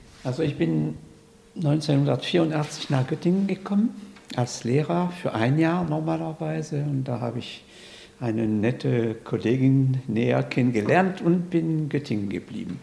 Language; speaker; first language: German; non-native, fluent; French